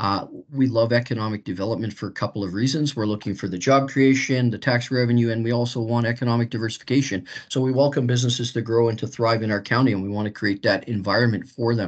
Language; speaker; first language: English; native; English